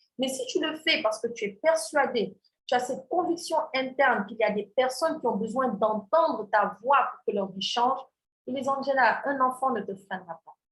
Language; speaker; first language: French; non-native, local second language; Wolof